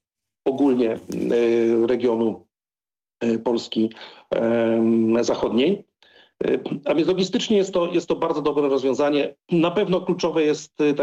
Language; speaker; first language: Polish; native; Polish